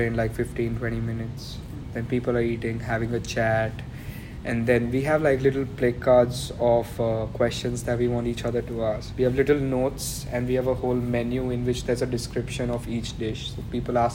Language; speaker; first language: English; non-native, local second language; Gujarati